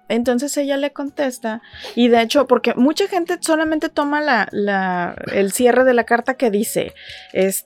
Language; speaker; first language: Spanish; native; Spanish